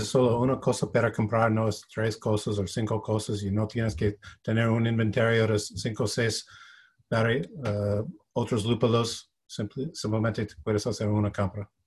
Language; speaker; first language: Spanish; non-native, fluent; English